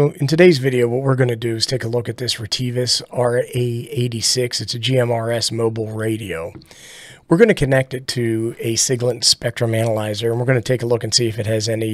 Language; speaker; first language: English; native; English